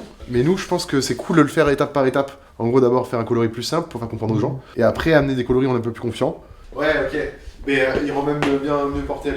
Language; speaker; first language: French; native; French